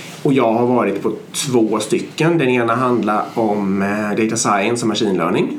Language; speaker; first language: Swedish; native; Swedish